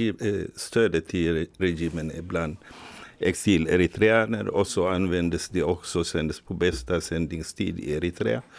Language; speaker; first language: Swedish; non-native, fluent; Tigrinya